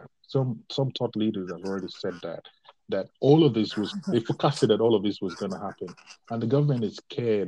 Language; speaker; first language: English; non-native, local second language; Yoruba